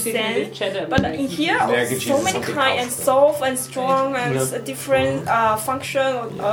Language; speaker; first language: English; non-native, learner; Chinese